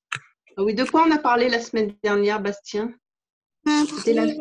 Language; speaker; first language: French; native; French